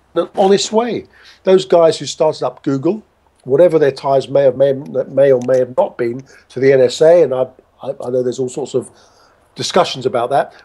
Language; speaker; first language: English; native; English